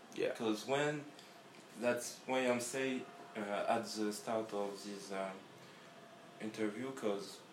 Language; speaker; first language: English; non-native, learner; French